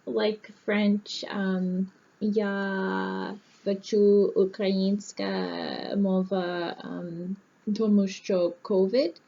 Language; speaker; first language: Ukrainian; non-native, learner; English